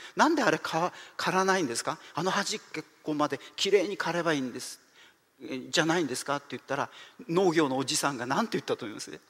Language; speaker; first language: Japanese; native; Japanese